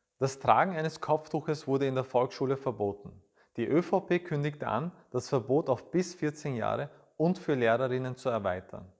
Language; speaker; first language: German; early bilingual, other home language; Turkish